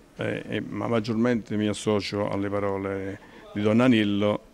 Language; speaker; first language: Italian; native; Italian